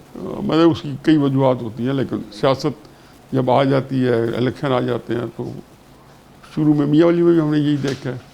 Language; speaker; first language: Urdu; non-native, local second language; Saraiki